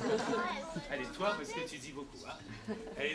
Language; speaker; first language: French; native; French